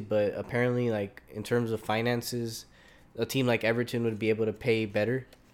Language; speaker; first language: English; early bilingual, other home language; Spanish